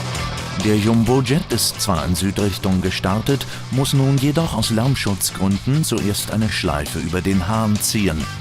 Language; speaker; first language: German; native; German